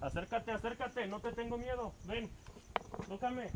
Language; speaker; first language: Spanish; native; Spanish